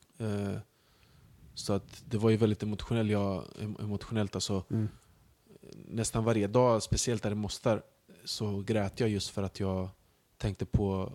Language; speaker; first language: Swedish; early bilingual, other home language; Bosnian